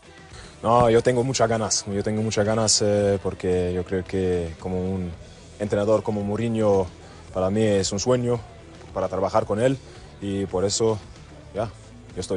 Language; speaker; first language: Spanish; non-native, fluent; German